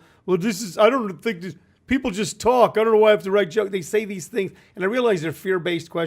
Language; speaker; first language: English; native; English